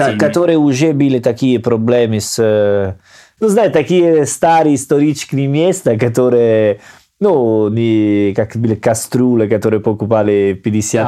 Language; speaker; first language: Russian; non-native, learner; Italian